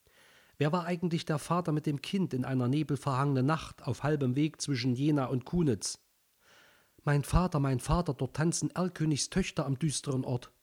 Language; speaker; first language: German; native; German